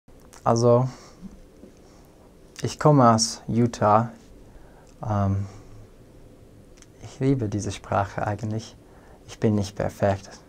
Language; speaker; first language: German; non-native, fluent; English